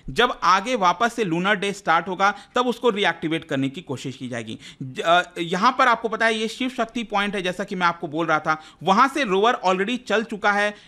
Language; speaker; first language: Hindi; native; Hindi